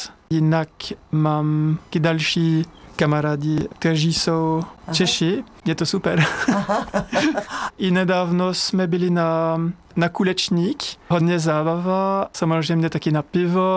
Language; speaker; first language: Czech; non-native, learner; French